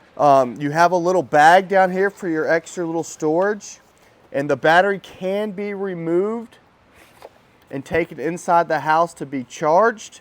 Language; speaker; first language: English; native; English